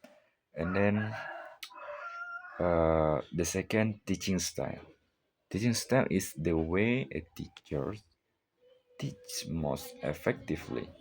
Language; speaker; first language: English; non-native, learner; Indonesian